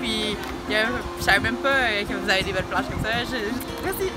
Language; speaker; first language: French; native; French